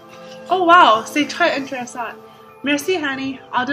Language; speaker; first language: French; non-native, learner; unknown